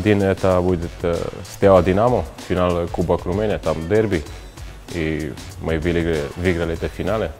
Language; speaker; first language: Russian; non-native, learner; Romanian